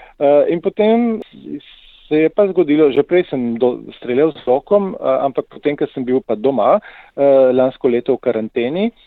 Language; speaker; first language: Slovenian; native; Slovenian